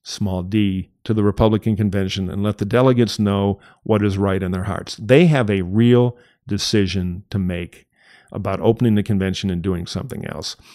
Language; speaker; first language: English; native; English